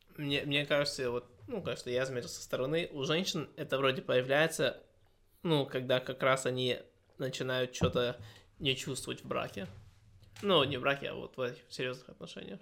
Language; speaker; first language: Russian; early bilingual, heritage; Russian